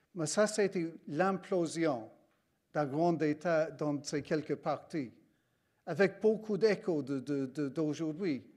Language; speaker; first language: French; non-native, fluent; English